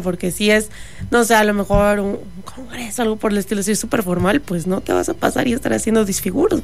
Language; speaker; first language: Spanish; native; Spanish